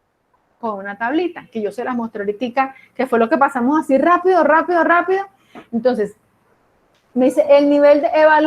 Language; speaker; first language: Spanish; native; Spanish